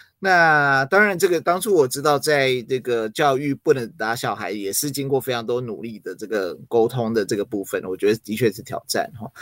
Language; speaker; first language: Chinese; early bilingual, other home language; English